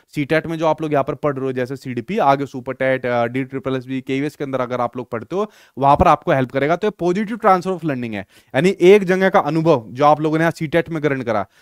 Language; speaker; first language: Hindi; native; Hindi